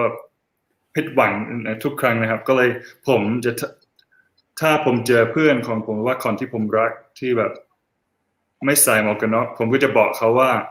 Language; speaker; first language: Thai; non-native, fluent; English